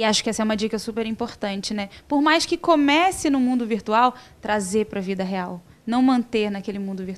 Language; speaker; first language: Portuguese; native; Portuguese